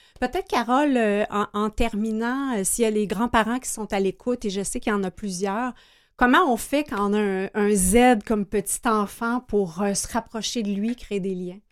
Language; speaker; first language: French; native; French